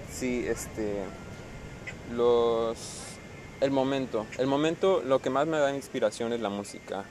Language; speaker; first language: Spanish; early bilingual, heritage; Spanish